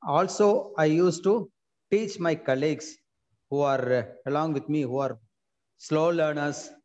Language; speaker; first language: English; non-native, local second language; Tamil